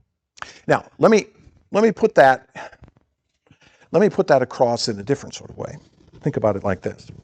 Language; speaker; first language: English; native; English